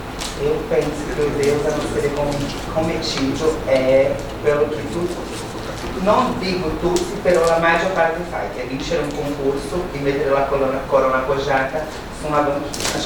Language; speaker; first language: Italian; non-native, learner; Portuguese